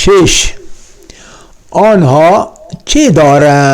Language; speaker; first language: Persian; non-native, fluent; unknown